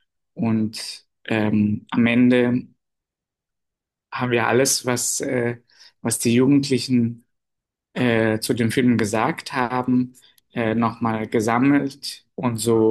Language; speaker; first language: German; non-native, fluent; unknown